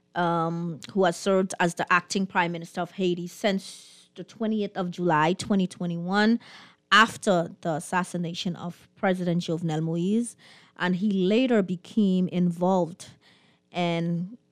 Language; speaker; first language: English; non-native, fluent; Haitian Creole